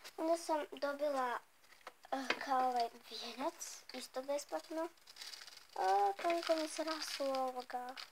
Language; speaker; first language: Bosnian; early bilingual, heritage; Bosnian